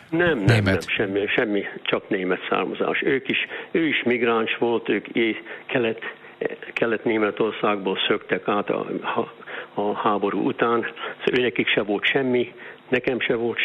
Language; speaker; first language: Hungarian; early bilingual, heritage; Hungarian